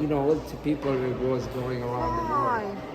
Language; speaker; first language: English; non-native, fluent; Italian